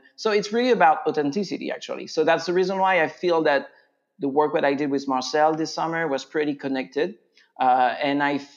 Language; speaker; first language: English; non-native, fluent; French